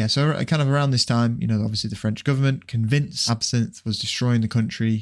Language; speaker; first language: English; native; English